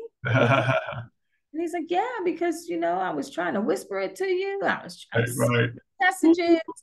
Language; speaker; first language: English; native; English